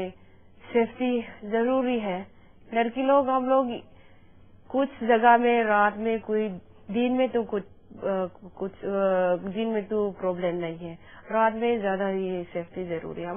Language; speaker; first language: Hindi; non-native, local second language; Manipuri